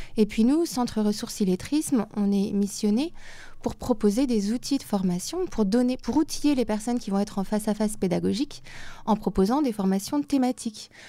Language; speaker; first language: French; native; French